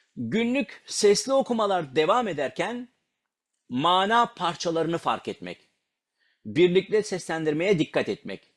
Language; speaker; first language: Turkish; non-native, local second language; Kurdish